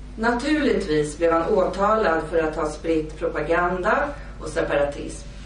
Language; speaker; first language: Swedish; native; Swedish